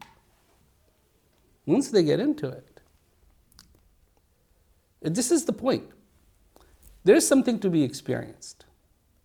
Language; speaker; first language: English; non-native, local second language; Hindi